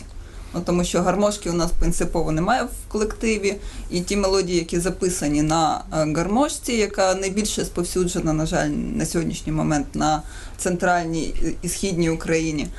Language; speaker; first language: Ukrainian; native; Ukrainian